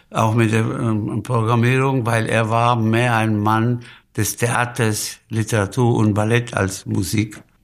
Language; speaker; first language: German; non-native, fluent; Spanish